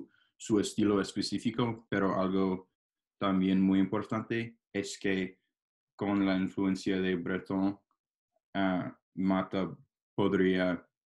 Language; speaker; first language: Spanish; non-native, learner; English